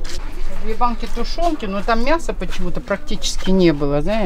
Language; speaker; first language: Russian; native; Russian